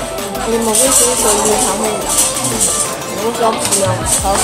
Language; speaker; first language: Korean; non-native, learner; Chinese